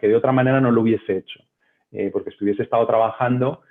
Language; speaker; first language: Spanish; native; Spanish